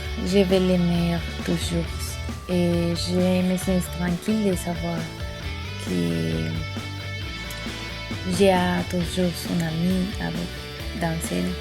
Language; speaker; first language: French; non-native, learner; Spanish